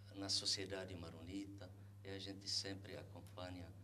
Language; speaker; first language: Portuguese; non-native, fluent; Arabic